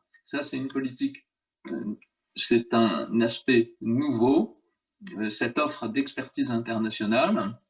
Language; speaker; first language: French; native; French